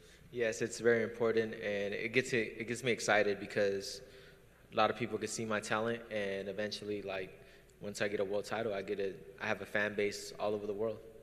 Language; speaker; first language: English; early bilingual, other home language; Spanish